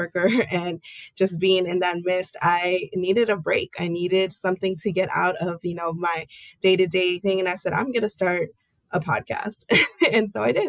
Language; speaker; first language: English; native; English